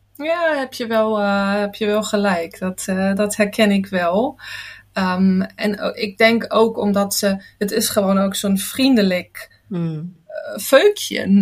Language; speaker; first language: Dutch; non-native, fluent; German